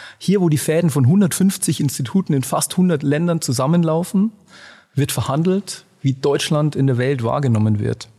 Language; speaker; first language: German; native; German